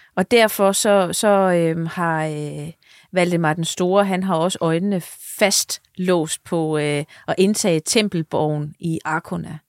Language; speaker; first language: Danish; native; Danish